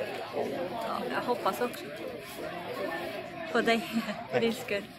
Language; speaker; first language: Swedish; non-native, learner; Japanese